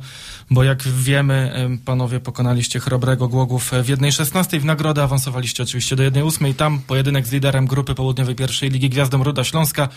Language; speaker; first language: Polish; native; Polish